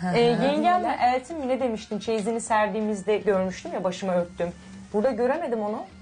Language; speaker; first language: Turkish; native; Turkish